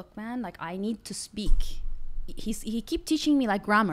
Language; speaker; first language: English; non-native, fluent; Arabic